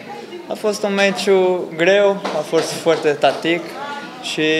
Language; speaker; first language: Romanian; non-native, learner; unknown